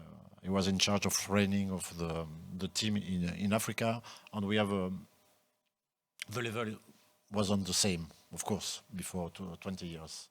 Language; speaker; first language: English; non-native, local second language; French